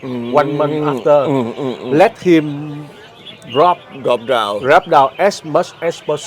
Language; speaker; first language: English; non-native, learner; Vietnamese